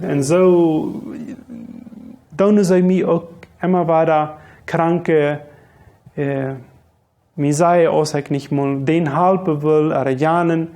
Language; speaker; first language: German; non-native, local second language; Low German